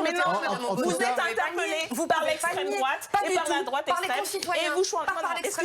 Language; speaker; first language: French; native; French